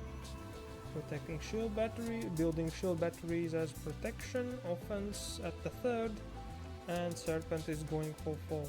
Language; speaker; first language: English; non-native, fluent; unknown